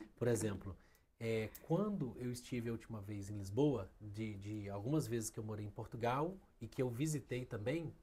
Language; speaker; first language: Portuguese; native; Portuguese